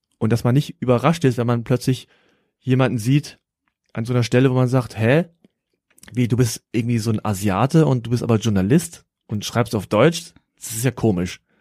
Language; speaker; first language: German; native; German